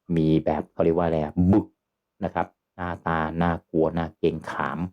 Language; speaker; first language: Thai; native; Thai